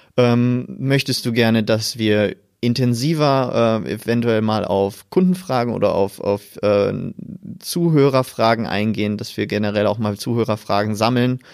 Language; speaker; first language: German; native; German